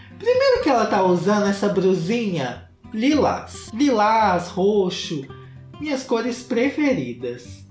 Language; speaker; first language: Portuguese; native; Portuguese